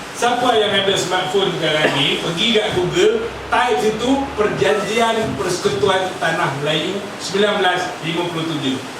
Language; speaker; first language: Malay; native; Malay